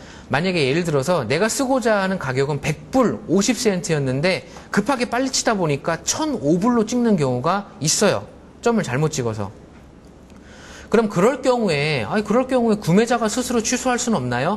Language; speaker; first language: Korean; native; Korean